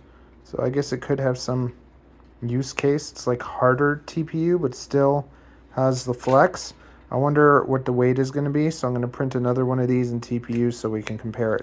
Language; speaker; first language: English; native; English